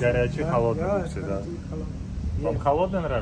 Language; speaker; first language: Russian; non-native, fluent; Uzbek